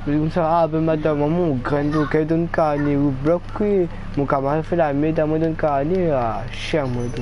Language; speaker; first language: French; non-native, local second language; Réunion Creole French